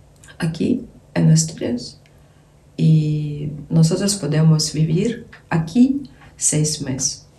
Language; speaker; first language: Spanish; non-native, learner; Ukrainian